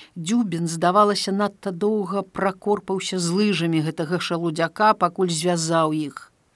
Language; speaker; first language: Belarusian; native; Belarusian